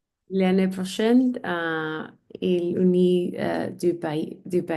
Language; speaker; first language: French; non-native, learner; English